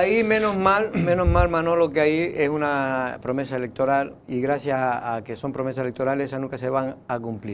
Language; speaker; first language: Spanish; native; Spanish